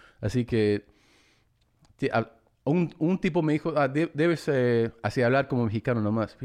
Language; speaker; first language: Spanish; early bilingual, heritage; English